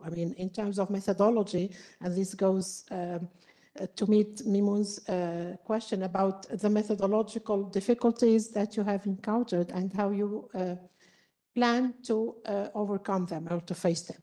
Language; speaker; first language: English; non-native, fluent; Arabic